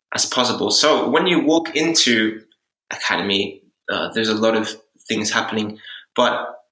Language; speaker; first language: English; native; English